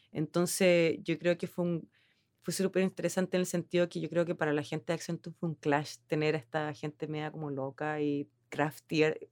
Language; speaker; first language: Spanish; native; Spanish